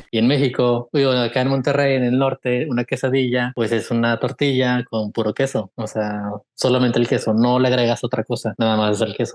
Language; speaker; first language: Spanish; native; Spanish